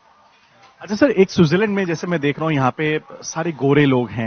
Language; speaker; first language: Hindi; native; Hindi